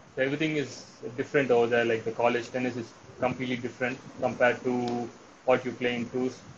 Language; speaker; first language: English; non-native, local second language; Tamil